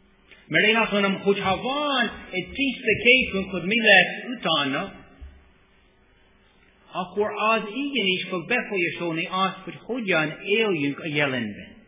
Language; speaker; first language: Hungarian; non-native, fluent; English